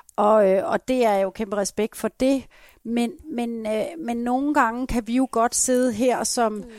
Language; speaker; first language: Danish; native; Danish